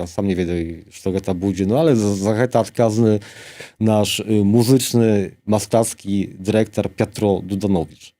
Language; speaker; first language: Polish; non-native, local second language; Belarusian